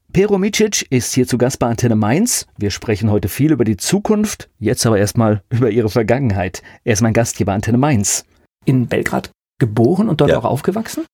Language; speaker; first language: German; native; German